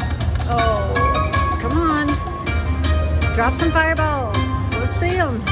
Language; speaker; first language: English; native; English